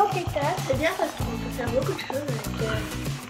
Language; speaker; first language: French; native; French